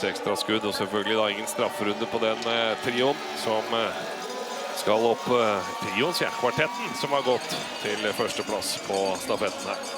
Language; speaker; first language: Norwegian; native; Norwegian